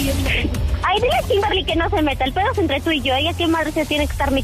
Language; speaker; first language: Spanish; native; Spanish